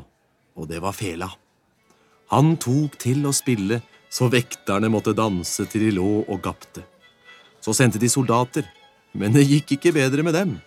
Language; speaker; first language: Norwegian; native; Norwegian